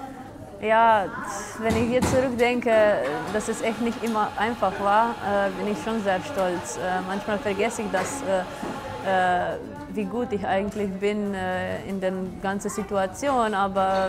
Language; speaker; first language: German; non-native, fluent; Slovenian